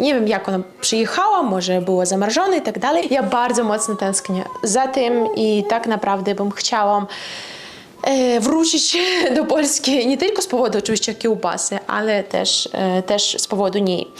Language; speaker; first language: Polish; non-native, fluent; Russian